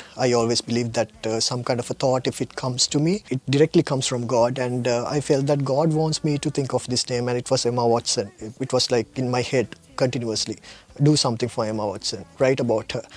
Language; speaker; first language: English; non-native, local second language; Sinhala